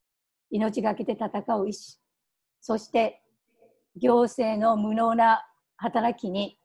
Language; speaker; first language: Japanese; native; Japanese